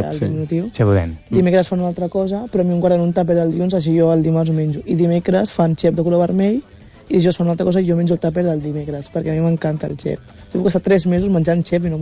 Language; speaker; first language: Catalan; early bilingual, other home language; Wolof